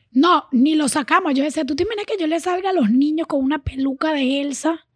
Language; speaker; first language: Spanish; native; Spanish